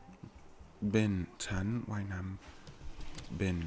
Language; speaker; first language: Thai; non-native, learner; English